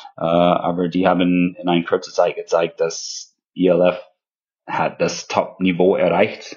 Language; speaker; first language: German; non-native, fluent; English